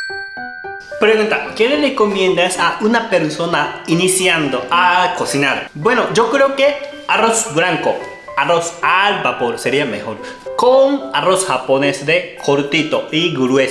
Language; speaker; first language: Spanish; non-native, learner; Japanese